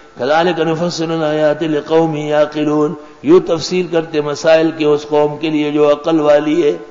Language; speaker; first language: Urdu; non-native, local second language; Pashto